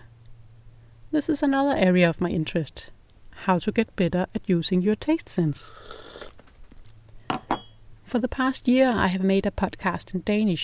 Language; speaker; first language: English; non-native, fluent; Danish